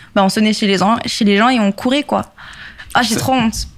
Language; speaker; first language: French; native; French